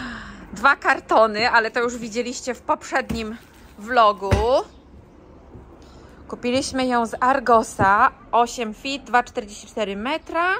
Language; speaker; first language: Polish; native; Polish